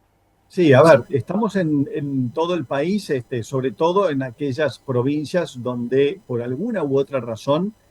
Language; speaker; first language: Spanish; native; Spanish